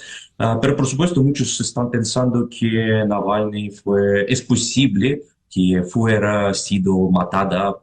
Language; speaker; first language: Spanish; non-native, fluent; Russian